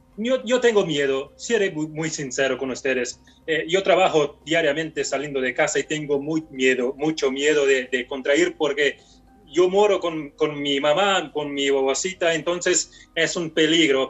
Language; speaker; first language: Spanish; non-native, fluent; Portuguese